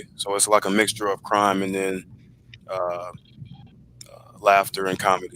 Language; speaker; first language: English; native; English